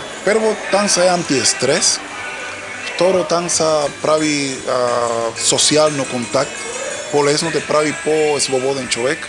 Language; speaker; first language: Bulgarian; non-native, learner; Spanish